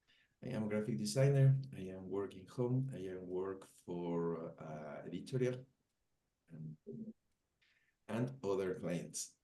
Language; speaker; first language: English; non-native, learner; Spanish